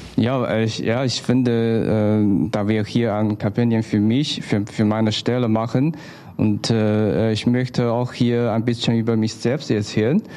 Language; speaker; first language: German; non-native, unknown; Chinese